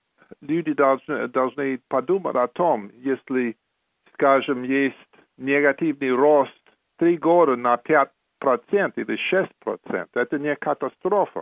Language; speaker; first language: Russian; non-native, fluent; English